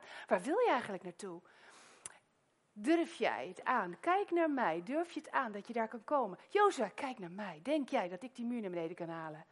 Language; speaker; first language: Dutch; native; Dutch